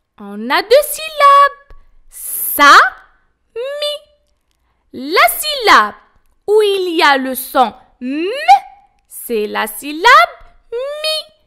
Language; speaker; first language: French; non-native, local second language; Arabic